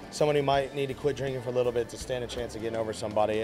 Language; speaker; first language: English; native; English